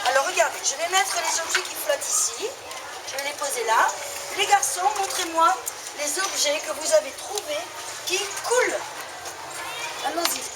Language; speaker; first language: French; native; French